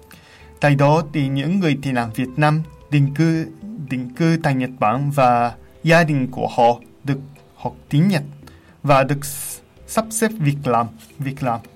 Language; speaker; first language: Vietnamese; non-native, fluent; Japanese